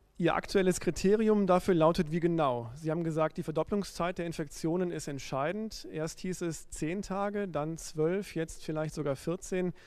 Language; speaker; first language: German; native; German